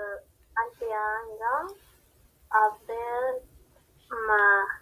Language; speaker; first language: French; non-native, learner; Spanish